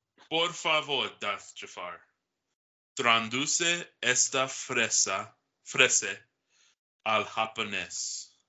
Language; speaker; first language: Spanish; non-native, learner; English